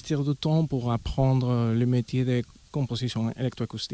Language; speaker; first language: French; non-native, fluent; Spanish